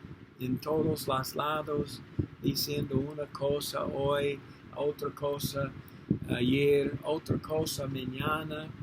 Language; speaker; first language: Spanish; non-native, learner; English